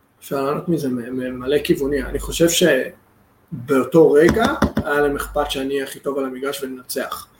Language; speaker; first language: Hebrew; non-native, fluent; English